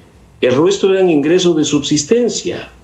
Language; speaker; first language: Spanish; native; Spanish